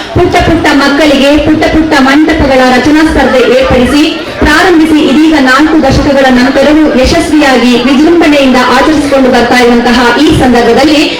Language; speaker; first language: Kannada; native; Kannada